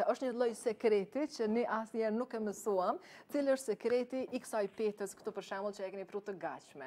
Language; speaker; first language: Albanian; native; Albanian